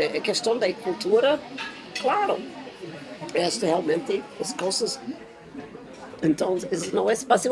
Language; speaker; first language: Spanish; non-native, fluent; English